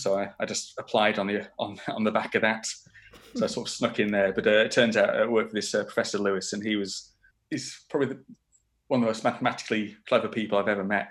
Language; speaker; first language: English; native; English